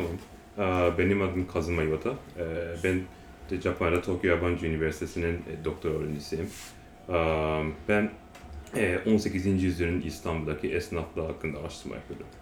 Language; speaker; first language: Turkish; non-native, learner; Japanese